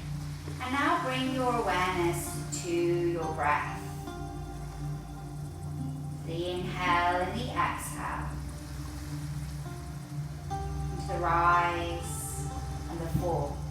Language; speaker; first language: English; native; English